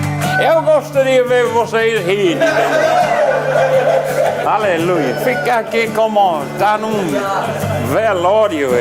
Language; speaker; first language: Portuguese; non-native, fluent; English